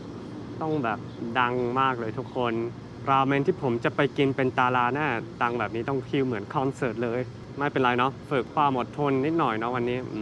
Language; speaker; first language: Thai; non-native, fluent; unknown